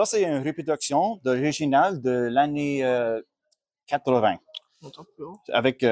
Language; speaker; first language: French; non-native, local second language; English